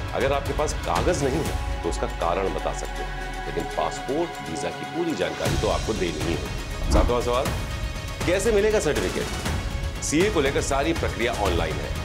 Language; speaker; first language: Hindi; native; Hindi